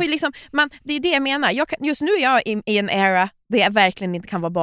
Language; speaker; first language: Swedish; native; Swedish